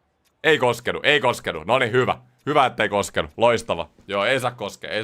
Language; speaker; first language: Finnish; native; Finnish